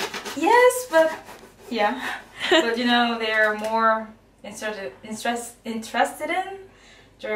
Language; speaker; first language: English; non-native, learner; Korean